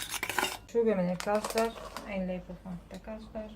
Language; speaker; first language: Dutch; non-native, learner; Arabic